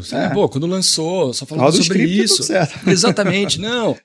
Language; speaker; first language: Portuguese; native; Portuguese